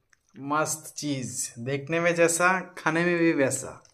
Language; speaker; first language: Hindi; non-native, local second language; Bangla